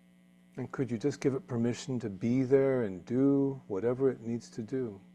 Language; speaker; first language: English; native; English